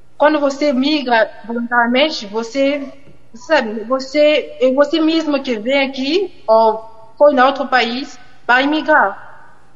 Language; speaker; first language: Portuguese; non-native, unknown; French